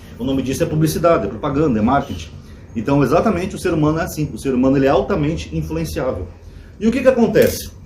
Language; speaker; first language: Portuguese; native; Portuguese